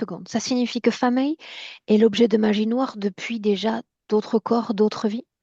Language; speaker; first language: French; native; French